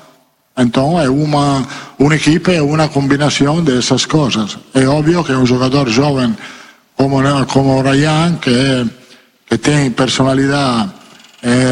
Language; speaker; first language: Portuguese; non-native, learner; Italian